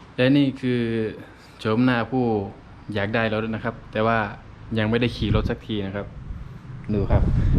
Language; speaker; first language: Thai; native; Thai